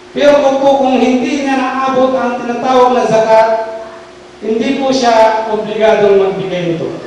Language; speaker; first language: Filipino; non-native, local second language; Pangasinan